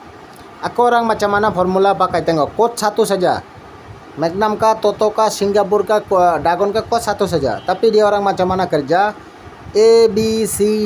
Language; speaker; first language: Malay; non-native, learner; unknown